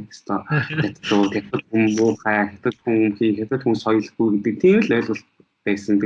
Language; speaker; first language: Mongolian; early bilingual, heritage; Mongolian